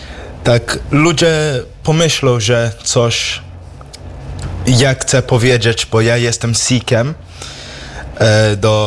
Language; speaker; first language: Polish; early bilingual, heritage; English